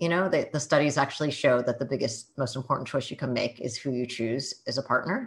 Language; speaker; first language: English; early bilingual, other home language; Chinese